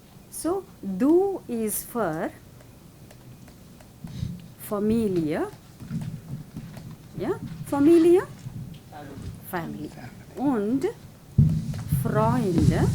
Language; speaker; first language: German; non-native, fluent; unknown